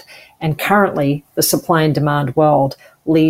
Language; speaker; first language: English; native; English